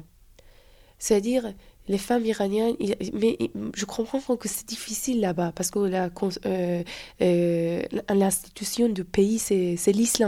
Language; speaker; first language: French; non-native, fluent; Persian